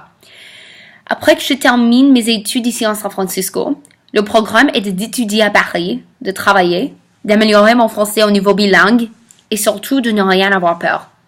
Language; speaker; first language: French; non-native, fluent; English